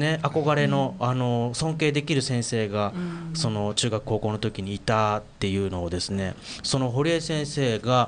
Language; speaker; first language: Japanese; native; Japanese